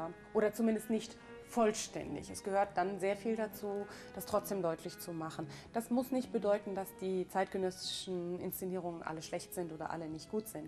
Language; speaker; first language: German; native; German